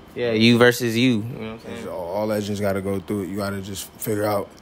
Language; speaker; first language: English; native; English